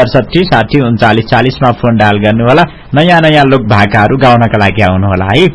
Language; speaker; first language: Nepali; non-native, local second language; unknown